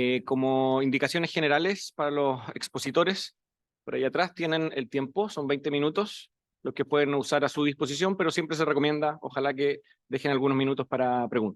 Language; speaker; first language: Spanish; native; Spanish